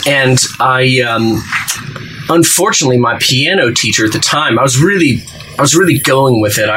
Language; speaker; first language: English; native; English